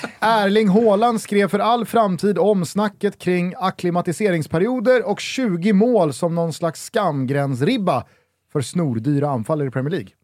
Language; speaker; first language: Swedish; native; Swedish